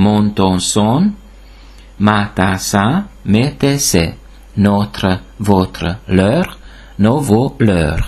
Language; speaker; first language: French; non-native, fluent; Hungarian